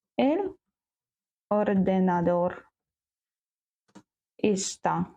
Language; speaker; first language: Spanish; non-native, learner; Ukrainian